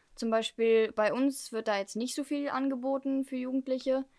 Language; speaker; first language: German; early bilingual, heritage; German